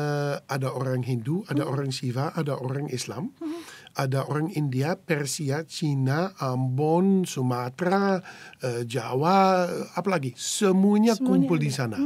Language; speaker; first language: Indonesian; non-native, fluent; Dutch